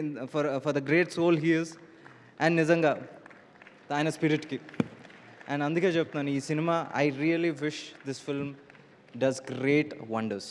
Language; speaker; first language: Telugu; native; Telugu